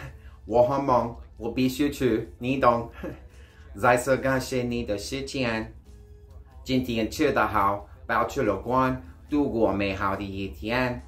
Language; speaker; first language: Chinese; non-native, learner; English